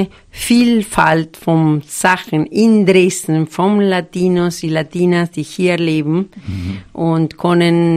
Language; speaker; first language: German; non-native, fluent; Spanish